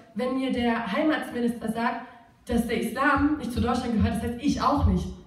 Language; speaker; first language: German; non-native, local second language; Turkish